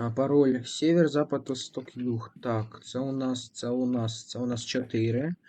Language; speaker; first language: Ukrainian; non-native, local second language; Russian